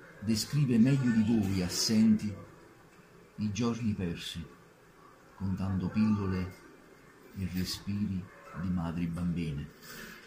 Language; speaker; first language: Italian; native; Italian